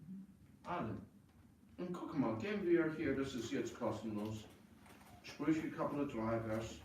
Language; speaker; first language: German; non-native, fluent; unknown